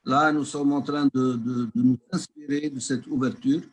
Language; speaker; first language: French; non-native, local second language; Arabic